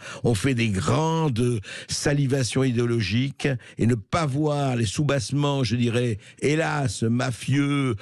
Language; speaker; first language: French; native; French